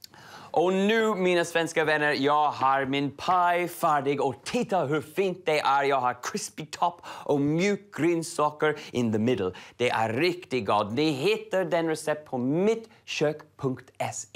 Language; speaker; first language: Swedish; non-native, learner; English